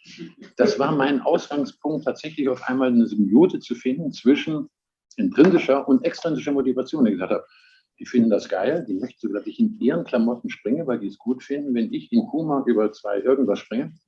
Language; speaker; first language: German; native; German